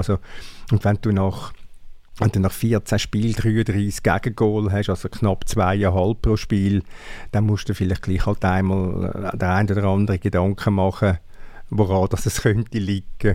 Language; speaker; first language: German; native; German